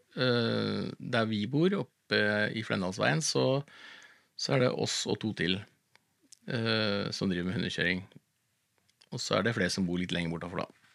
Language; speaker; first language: Norwegian; native; Norwegian